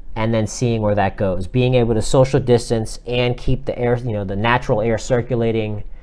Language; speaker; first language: English; native; English